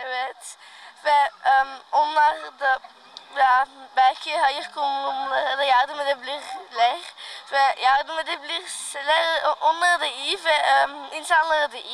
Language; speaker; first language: Turkish; early bilingual, heritage; Turkish